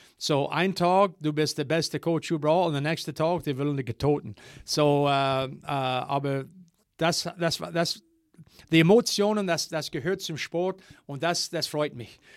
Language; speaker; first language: German; non-native, learner; English